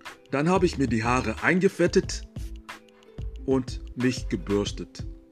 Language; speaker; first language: German; non-native, fluent; English